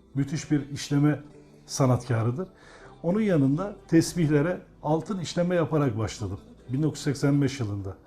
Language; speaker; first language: Turkish; native; Turkish